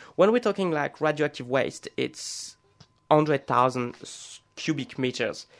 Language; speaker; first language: English; non-native, fluent; French